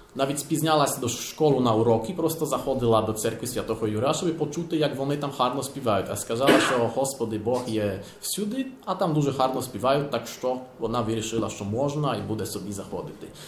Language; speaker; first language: Ukrainian; non-native, learner; Polish